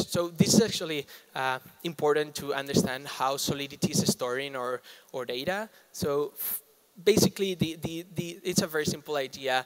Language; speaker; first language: English; non-native, fluent; Spanish